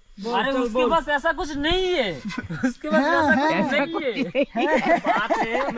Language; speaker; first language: Hindi; non-native, local second language; Odia